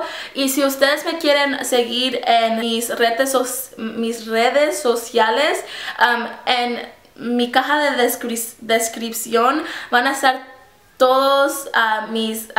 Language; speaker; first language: Spanish; early bilingual, heritage; Spanish